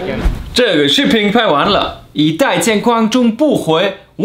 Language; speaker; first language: Chinese; non-native, fluent; German